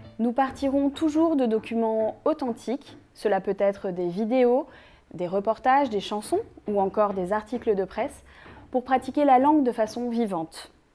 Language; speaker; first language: French; native; French